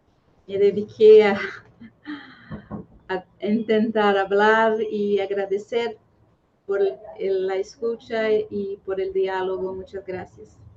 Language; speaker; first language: Spanish; non-native, fluent; Portuguese